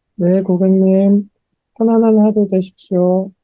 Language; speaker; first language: Korean; native; Korean